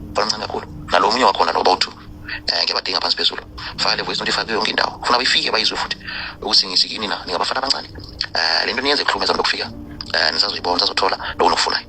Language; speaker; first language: Zulu; non-native, fluent; Nyanja